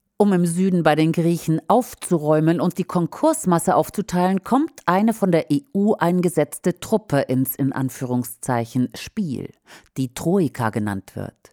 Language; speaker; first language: German; native; German